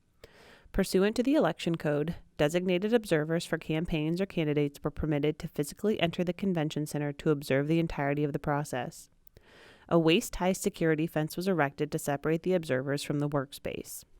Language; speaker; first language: English; native; English